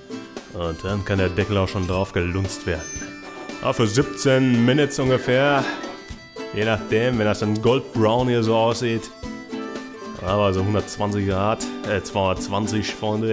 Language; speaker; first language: German; native; German